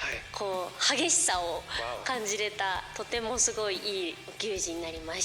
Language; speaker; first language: Japanese; native; Japanese